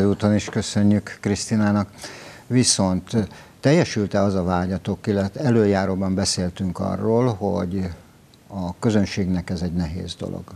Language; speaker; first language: Hungarian; native; Hungarian